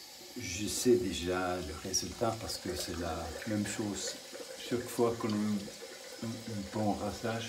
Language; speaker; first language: French; non-native, learner; English